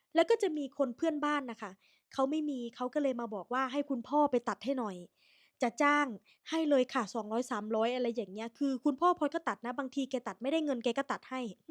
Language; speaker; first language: Thai; native; Thai